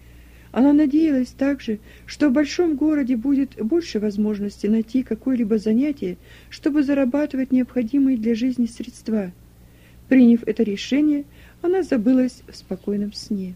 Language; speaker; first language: Russian; native; Russian